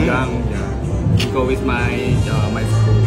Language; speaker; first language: English; non-native, learner; Thai